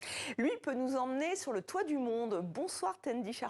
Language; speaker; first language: French; native; French